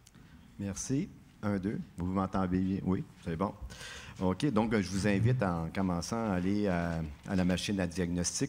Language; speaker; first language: French; native; French